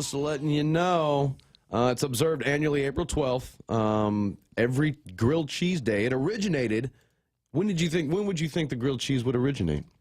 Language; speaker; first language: English; native; English